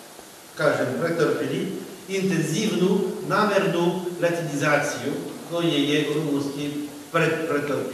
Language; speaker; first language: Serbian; non-native, fluent; French